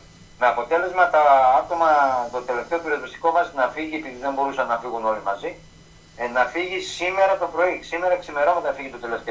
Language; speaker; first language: Greek; native; Greek